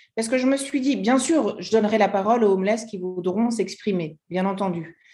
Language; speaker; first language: French; native; French